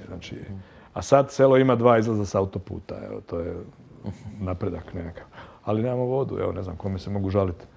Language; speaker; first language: Croatian; native; Croatian